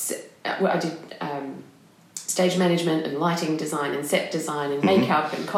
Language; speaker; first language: English; native; English